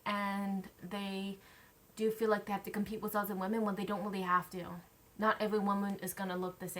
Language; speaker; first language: English; native; English